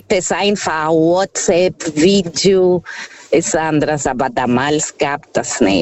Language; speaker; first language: German; non-native, fluent; Portuguese